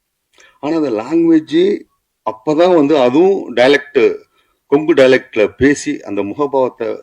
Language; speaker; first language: Tamil; native; Tamil